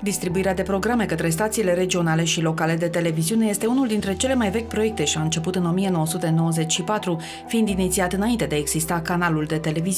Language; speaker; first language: Romanian; native; Romanian